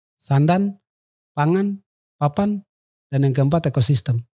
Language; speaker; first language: Indonesian; native; Indonesian